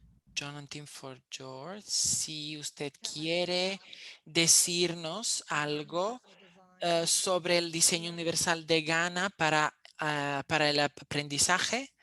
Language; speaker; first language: Spanish; non-native, fluent; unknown